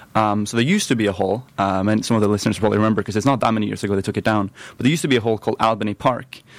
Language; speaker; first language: English; non-native, fluent; Norwegian